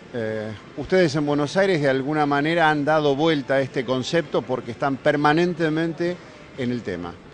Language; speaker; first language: Spanish; native; Spanish